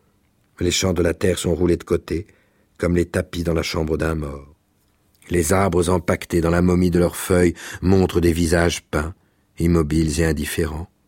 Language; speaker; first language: French; native; French